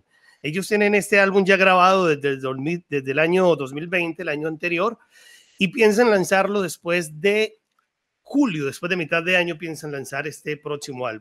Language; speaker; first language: Spanish; native; Spanish